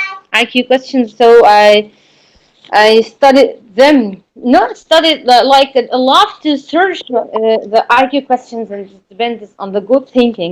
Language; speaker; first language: English; non-native, learner; Arabic